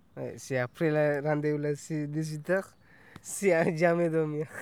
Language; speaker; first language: French; non-native, learner; Tamil